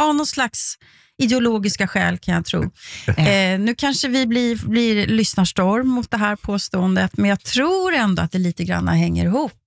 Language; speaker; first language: Swedish; native; Swedish